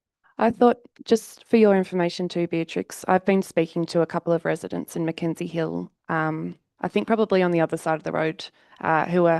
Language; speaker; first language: English; native; English